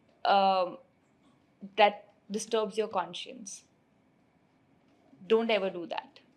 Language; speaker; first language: English; non-native, local second language; Hindi